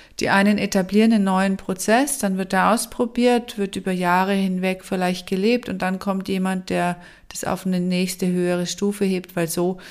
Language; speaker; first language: German; native; German